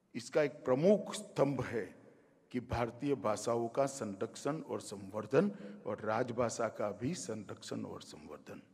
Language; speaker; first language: Hindi; non-native, local second language; Gujarati